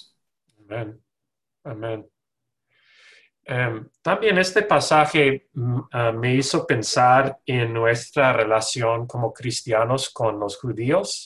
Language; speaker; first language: Spanish; non-native, learner; English